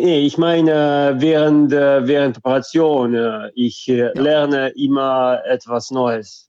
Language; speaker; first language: German; non-native, fluent; Russian